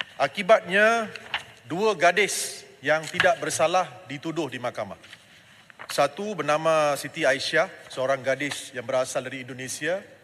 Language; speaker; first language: Malay; non-native, local second language; Tamil